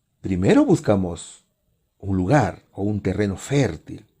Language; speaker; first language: Spanish; native; Spanish